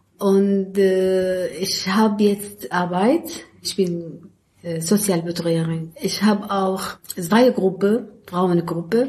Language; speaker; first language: German; non-native, learner; Arabic